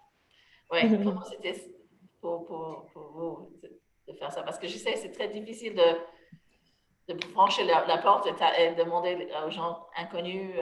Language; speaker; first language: French; non-native, fluent; English